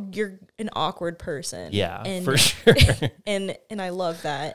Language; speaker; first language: English; native; English